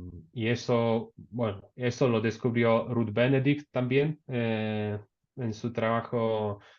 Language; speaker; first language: Spanish; non-native, fluent; Polish